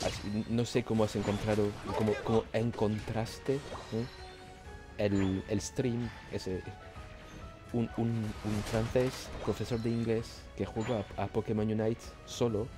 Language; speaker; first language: Spanish; non-native, learner; French